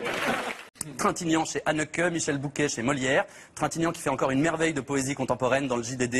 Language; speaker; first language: French; native; French